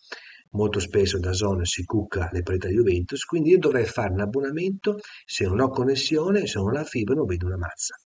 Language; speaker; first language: Italian; native; Italian